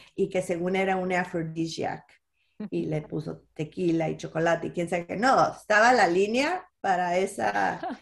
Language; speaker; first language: Spanish; early bilingual, heritage; Spanish